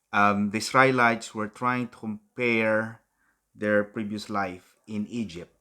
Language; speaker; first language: English; non-native, local second language; Filipino